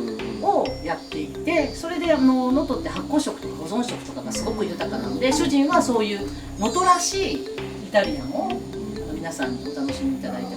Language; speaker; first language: Japanese; native; Japanese